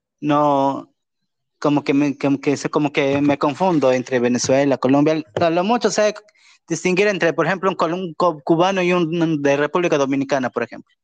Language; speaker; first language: Spanish; native; Spanish